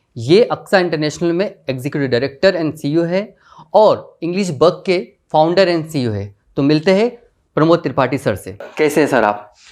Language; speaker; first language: Hindi; native; Hindi